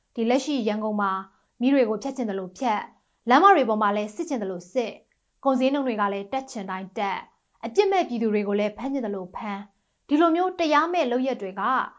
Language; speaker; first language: Burmese; native; Burmese